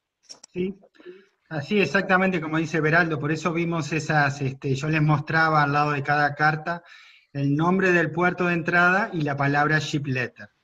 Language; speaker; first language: Spanish; native; Spanish